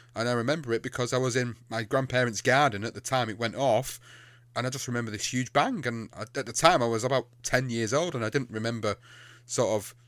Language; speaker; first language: English; native; English